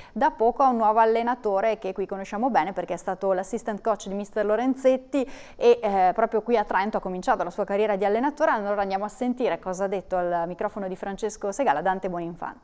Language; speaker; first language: Italian; native; Italian